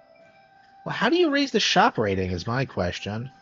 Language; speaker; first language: English; native; English